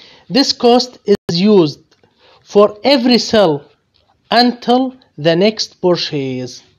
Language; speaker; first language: English; non-native, fluent; Arabic